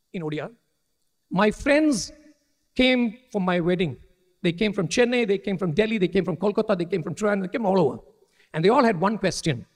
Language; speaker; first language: English; non-native, local second language; Malayalam